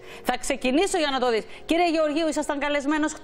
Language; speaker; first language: Greek; native; Greek